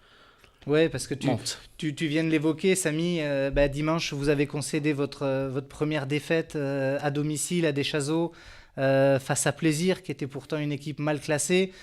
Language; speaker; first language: French; native; French